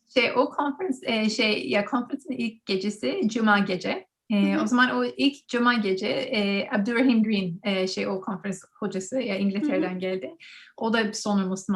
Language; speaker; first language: Turkish; non-native, learner; English